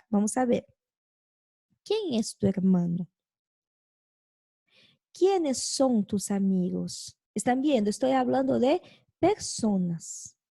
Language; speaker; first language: Spanish; non-native, fluent; Portuguese